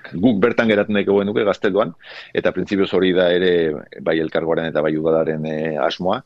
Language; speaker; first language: Basque; native; Basque